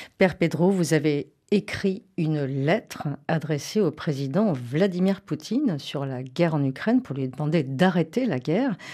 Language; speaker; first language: French; native; French